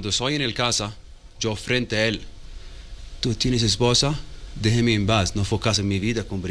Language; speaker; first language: Spanish; non-native, learner; Arabic